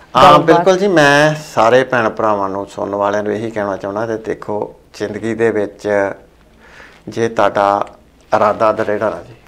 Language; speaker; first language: Punjabi; native; Punjabi